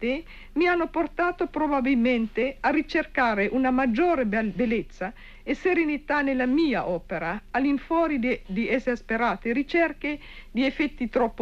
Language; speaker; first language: Italian; non-native, fluent; Czech